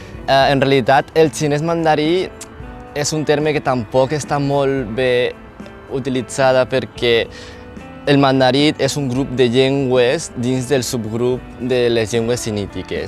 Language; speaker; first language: Catalan; non-native, local second language; Chinese